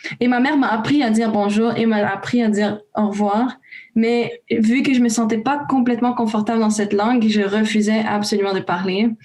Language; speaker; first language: French; early bilingual, other home language; Romanian